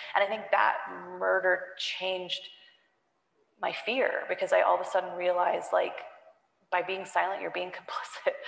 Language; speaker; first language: English; native; English